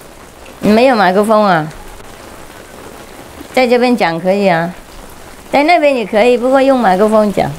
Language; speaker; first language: Chinese; non-native, fluent; Vietnamese